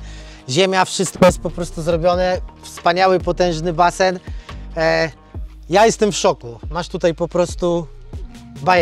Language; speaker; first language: Polish; native; Polish